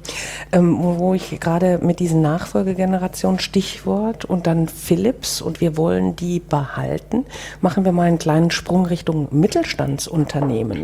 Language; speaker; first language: German; native; German